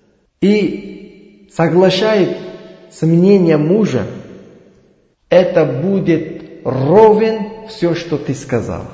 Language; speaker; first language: Russian; non-native, learner; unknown